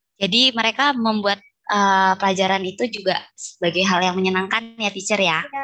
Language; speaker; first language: Indonesian; native; Indonesian